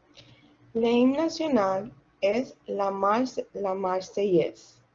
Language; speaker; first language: French; non-native, learner; Spanish